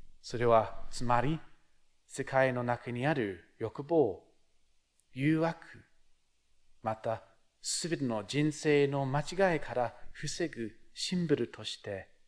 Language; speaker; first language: Japanese; non-native, fluent; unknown